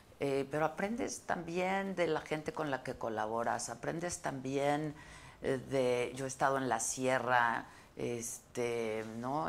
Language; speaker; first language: Spanish; native; Spanish